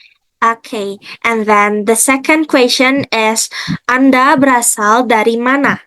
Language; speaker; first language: English; non-native, fluent; Indonesian